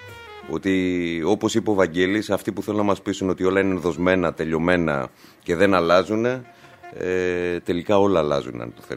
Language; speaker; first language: Greek; native; Greek